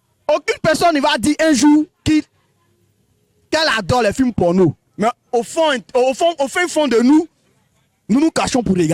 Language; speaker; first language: French; non-native, local second language; Wolof